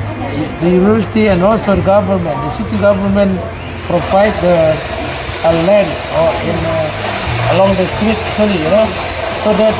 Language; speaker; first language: English; non-native, learner; Indonesian